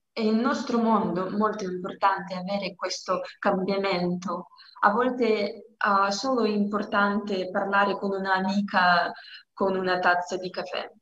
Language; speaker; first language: Italian; non-native, learner; Russian